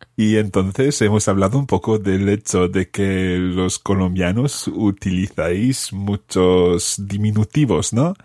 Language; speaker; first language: Spanish; non-native, fluent; English